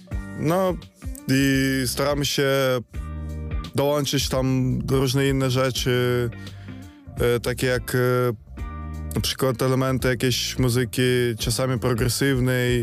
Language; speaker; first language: Polish; non-native, fluent; Ukrainian